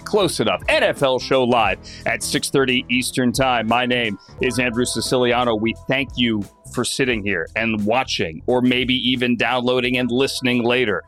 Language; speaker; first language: English; native; English